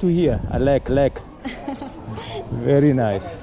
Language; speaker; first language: English; non-native, learner; Amharic